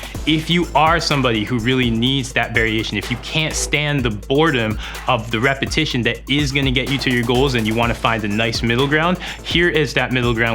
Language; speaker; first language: English; native; English